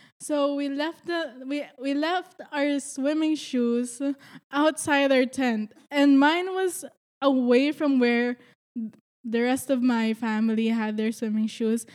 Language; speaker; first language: English; non-native, local second language; Filipino